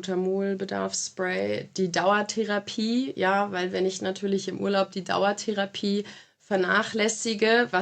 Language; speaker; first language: German; native; German